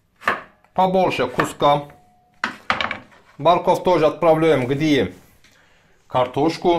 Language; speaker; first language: Russian; non-native, learner; Turkish